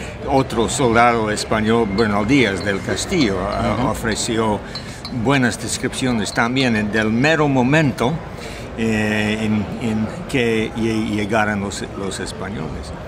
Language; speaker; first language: Spanish; non-native, fluent; English